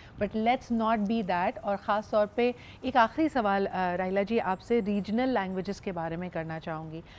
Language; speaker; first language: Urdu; native; Urdu